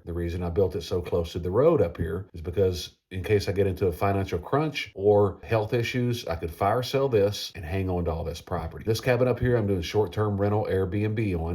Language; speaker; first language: English; native; English